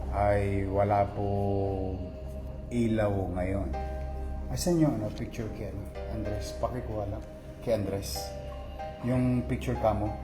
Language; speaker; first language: Filipino; native; Filipino